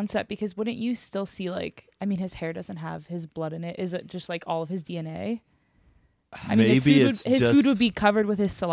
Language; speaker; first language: English; native; English